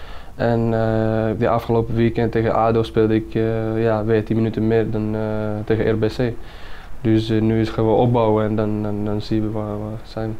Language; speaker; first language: Dutch; non-native, fluent; Finnish